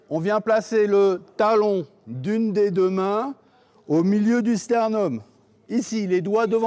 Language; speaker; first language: French; native; French